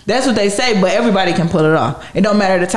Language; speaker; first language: English; native; English